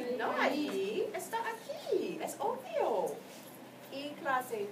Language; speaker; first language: Spanish; non-native, fluent; English